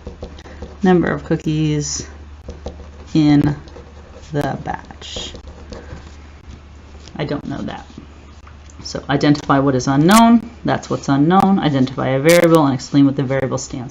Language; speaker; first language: English; native; English